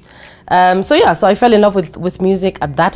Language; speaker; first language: English; non-native, local second language; Swahili